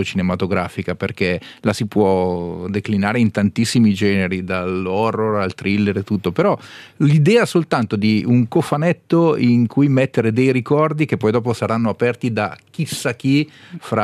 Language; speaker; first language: Italian; native; Italian